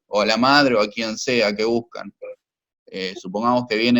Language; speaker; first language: Spanish; native; Spanish